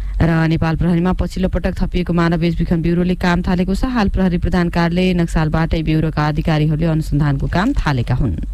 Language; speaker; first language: Nepali; native; Nepali